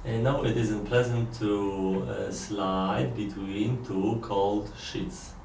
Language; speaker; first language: English; non-native, learner; Polish